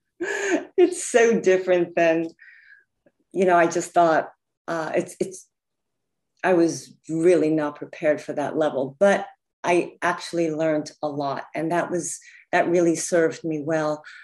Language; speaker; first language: English; native; English